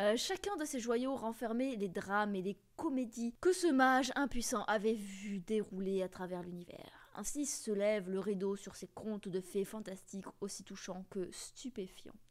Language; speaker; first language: French; native; French